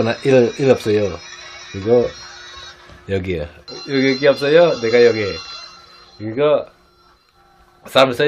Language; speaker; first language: Korean; non-native, learner; Indonesian